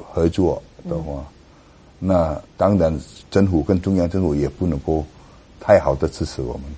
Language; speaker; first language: Chinese; non-native, learner; Indonesian